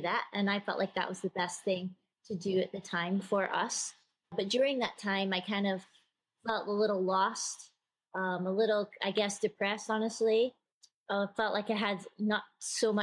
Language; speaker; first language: English; native; English